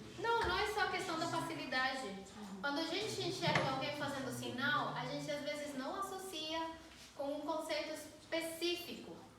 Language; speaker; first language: Portuguese; non-native, fluent; Spanish